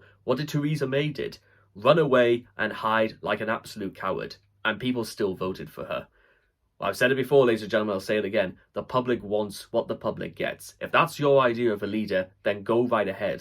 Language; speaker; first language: English; native; English